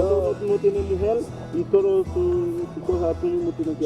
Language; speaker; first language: Spanish; non-native, learner; Haitian Creole